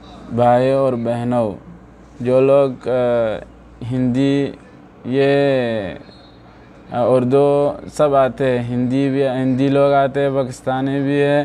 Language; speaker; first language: Hindi; non-native, fluent; Oromo